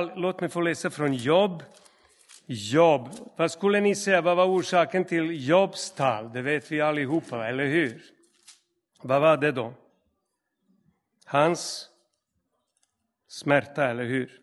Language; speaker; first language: Swedish; non-native, fluent; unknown